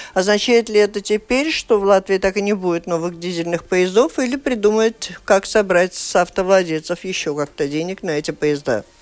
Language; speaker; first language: Russian; native; Russian